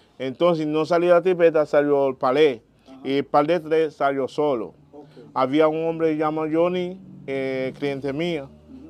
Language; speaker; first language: Spanish; non-native, learner; Haitian Creole